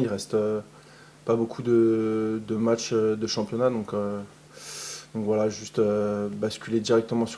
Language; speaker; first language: French; native; French